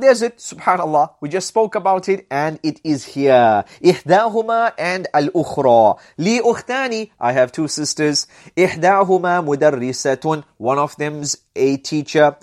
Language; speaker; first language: English; native; English